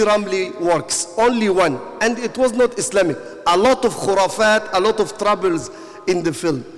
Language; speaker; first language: English; non-native, fluent; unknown